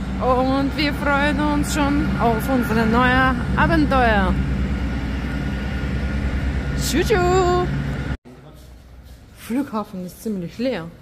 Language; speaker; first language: German; non-native, learner; Russian